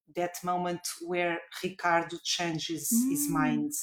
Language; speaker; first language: English; non-native, fluent; Portuguese